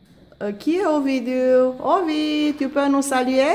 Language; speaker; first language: French; non-native, fluent; Romanian